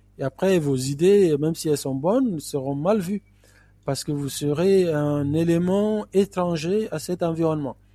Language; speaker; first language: French; non-native, local second language; Fula